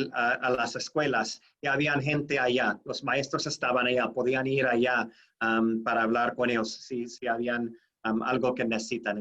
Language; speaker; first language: Spanish; non-native, fluent; English